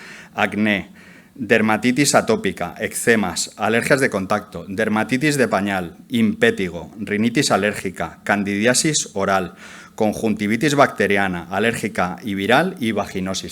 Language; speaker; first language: Spanish; native; Spanish